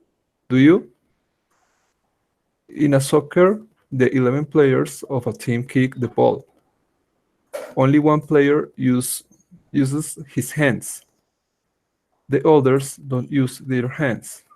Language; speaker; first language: English; non-native, learner; Spanish